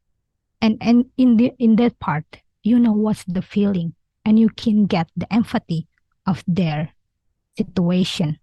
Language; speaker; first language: English; non-native, learner; Indonesian